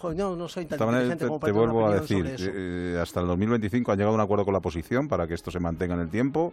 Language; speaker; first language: Spanish; native; Spanish